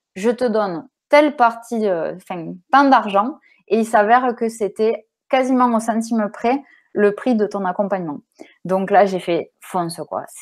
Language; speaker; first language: French; native; French